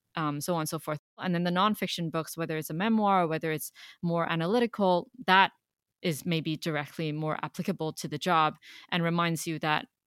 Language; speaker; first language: English; non-native, local second language; Cantonese